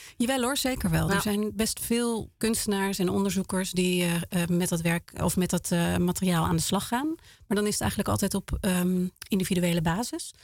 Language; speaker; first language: Dutch; native; Dutch